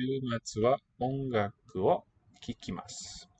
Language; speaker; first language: Japanese; non-native, learner; English